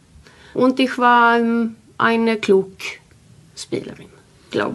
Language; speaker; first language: German; non-native, learner; Swedish